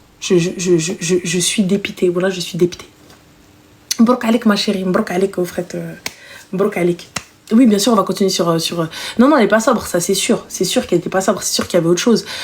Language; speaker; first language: French; early bilingual, other home language; Arabic